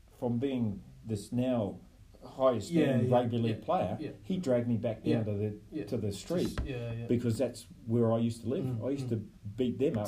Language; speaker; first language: English; native; English